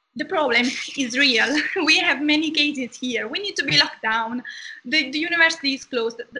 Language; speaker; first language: English; non-native, fluent; Italian